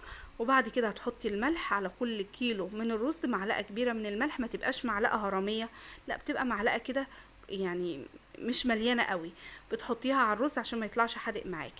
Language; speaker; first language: Arabic; native; Arabic